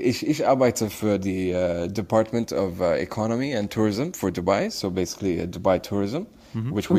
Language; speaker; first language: German; non-native, learner; Arabic